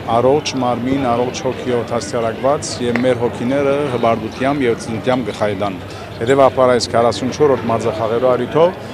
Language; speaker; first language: Armenian; early bilingual, heritage; Armenian